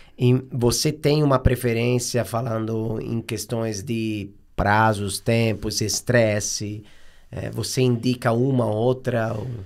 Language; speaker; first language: Portuguese; non-native, fluent; Italian